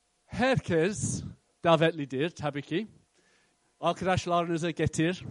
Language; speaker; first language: Turkish; non-native, fluent; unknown